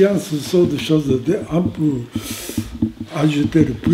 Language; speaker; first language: French; non-native, fluent; Japanese